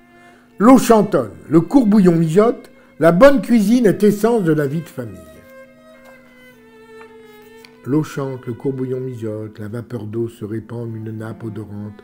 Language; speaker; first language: French; native; French